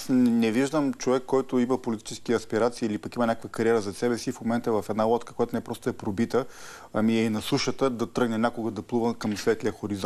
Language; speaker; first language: Bulgarian; native; Bulgarian